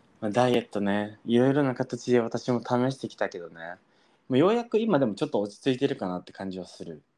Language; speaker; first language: Japanese; early bilingual, heritage; Japanese